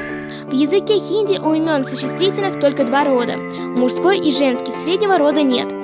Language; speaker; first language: Russian; native; Russian